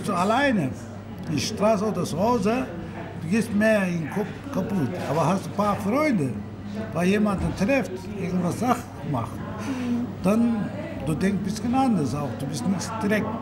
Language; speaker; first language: German; non-native, learner; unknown